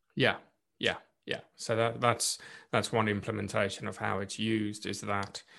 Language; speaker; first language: English; non-native, local second language; Afrikaans